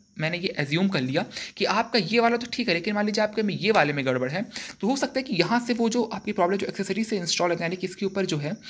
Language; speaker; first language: Hindi; native; Hindi